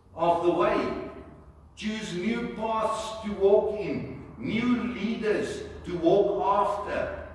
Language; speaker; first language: English; non-native, local second language; Afrikaans